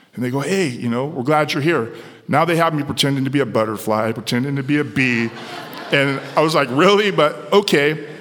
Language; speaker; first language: English; native; English